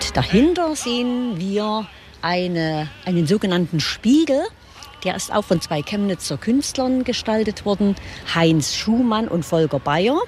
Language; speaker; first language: German; native; German